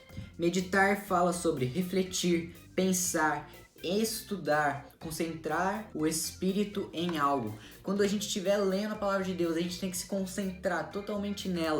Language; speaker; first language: Portuguese; native; Portuguese